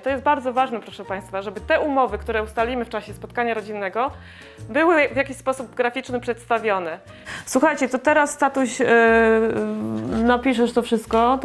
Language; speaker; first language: Polish; native; Polish